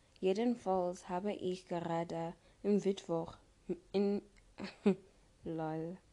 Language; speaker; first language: German; non-native, learner; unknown